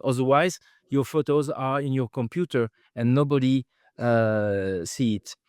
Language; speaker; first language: English; non-native, fluent; French